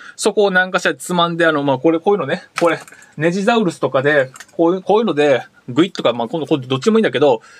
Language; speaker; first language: Japanese; native; Japanese